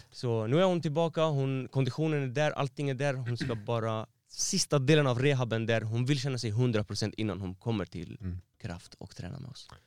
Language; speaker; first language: Swedish; non-native, fluent; Persian